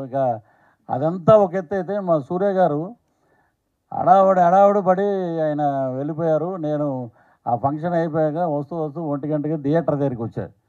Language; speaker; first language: Telugu; native; Telugu